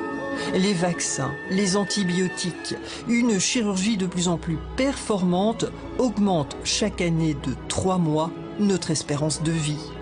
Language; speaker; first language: French; native; French